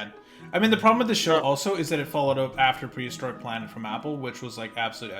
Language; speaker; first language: English; native; English